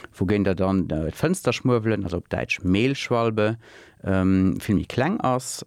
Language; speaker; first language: Luxembourgish; native; Luxembourgish